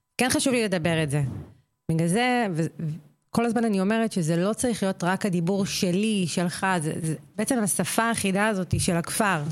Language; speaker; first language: Hebrew; native; Hebrew